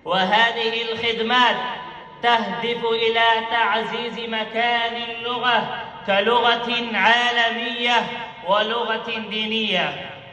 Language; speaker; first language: Arabic; non-native, learner; Urdu